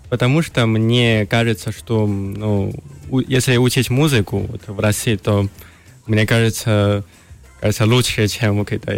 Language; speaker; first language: Russian; non-native, learner; Chinese